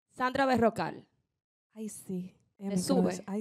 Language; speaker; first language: Spanish; early bilingual, heritage; Spanish